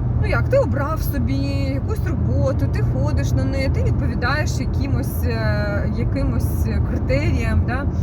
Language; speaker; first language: Ukrainian; non-native, local second language; Russian